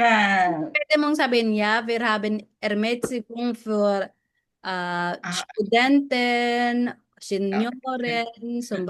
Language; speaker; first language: German; non-native, fluent; Filipino